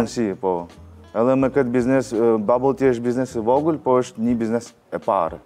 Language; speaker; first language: Albanian; non-native, learner; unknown